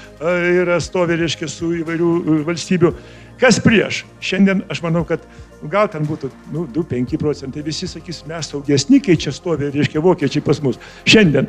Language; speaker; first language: Lithuanian; native; Lithuanian